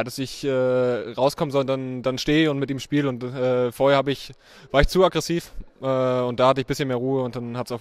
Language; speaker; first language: German; native; German